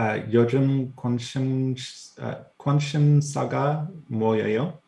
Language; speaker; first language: Korean; non-native, learner; English